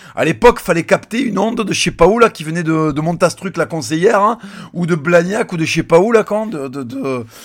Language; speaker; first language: French; native; French